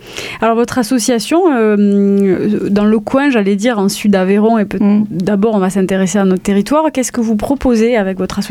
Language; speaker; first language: French; native; French